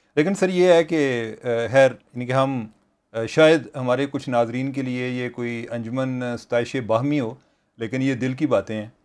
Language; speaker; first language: Urdu; non-native, local second language; Punjabi